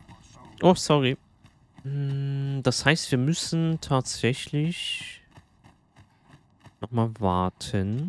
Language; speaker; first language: German; native; German